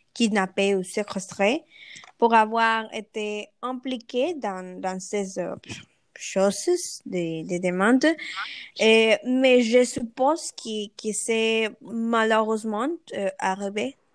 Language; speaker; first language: French; non-native, learner; Spanish